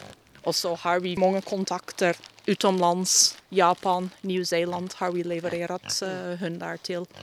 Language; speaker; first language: Swedish; non-native, fluent; English